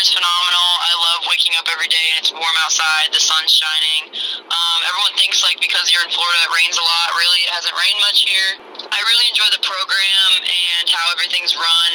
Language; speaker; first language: English; native; English